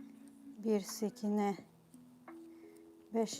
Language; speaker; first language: Turkish; non-native, fluent; Ukrainian